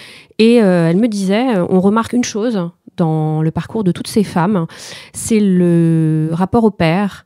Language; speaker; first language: French; native; French